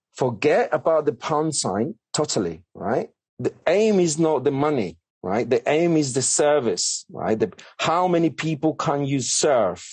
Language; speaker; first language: English; non-native, fluent; Spanish